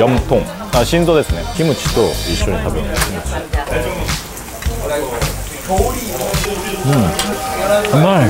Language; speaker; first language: Japanese; non-native, fluent; Korean